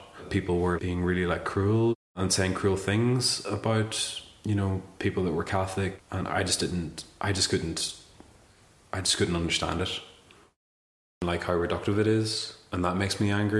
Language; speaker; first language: English; native; English